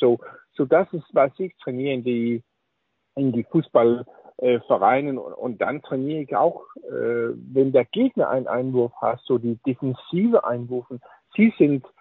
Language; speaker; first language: German; non-native, learner; Danish